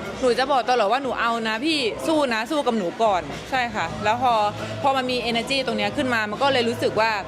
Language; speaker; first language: Thai; native; Thai